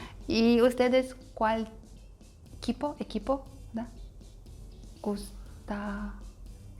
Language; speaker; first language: Spanish; non-native, learner; Russian